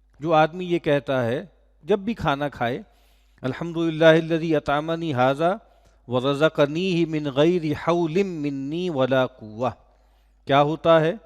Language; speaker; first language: Urdu; non-native, local second language; Punjabi